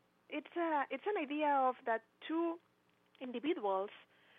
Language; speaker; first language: English; non-native, fluent; Spanish